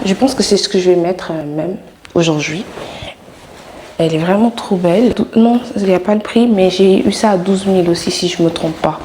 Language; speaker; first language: French; non-native, local second language; Wolof